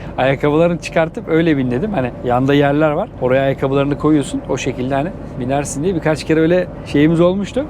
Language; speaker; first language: Turkish; native; Turkish